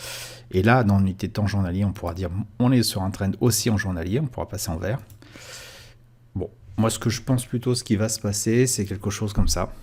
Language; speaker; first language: French; native; French